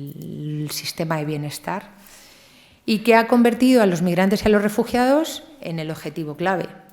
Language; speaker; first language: Spanish; native; Spanish